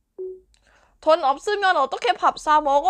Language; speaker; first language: Korean; non-native, fluent; Thai